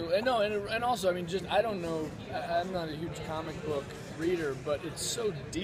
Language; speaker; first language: English; native; English